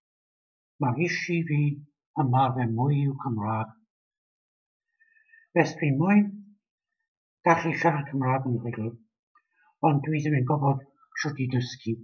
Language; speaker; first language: Welsh; non-native, learner; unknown